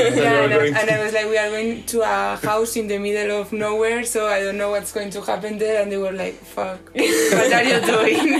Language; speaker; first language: English; non-native, fluent; Spanish